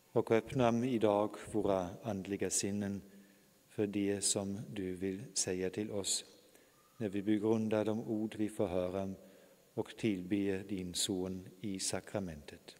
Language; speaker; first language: Swedish; non-native, fluent; German